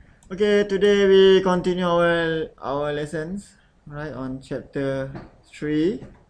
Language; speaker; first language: English; non-native, local second language; Malay